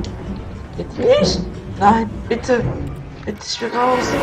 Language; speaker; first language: German; non-native, local second language; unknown